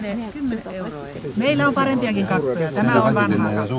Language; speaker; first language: Finnish; native; Finnish